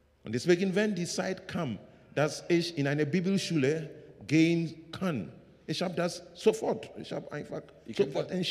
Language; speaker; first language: German; non-native, learner; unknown